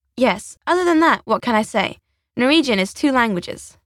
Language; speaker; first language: English; non-native, fluent; Swedish